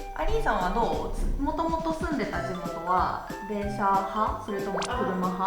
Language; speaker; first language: Japanese; native; Japanese